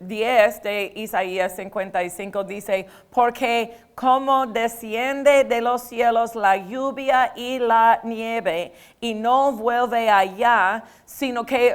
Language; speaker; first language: Spanish; non-native, fluent; English